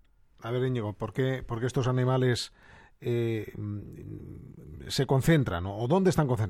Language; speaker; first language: Spanish; native; Spanish